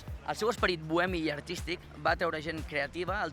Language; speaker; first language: Catalan; native; Catalan